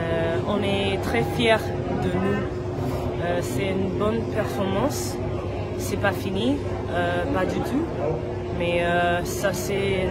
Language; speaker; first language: French; non-native, local second language; Haitian Creole